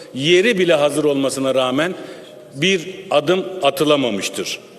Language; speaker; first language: Turkish; native; Turkish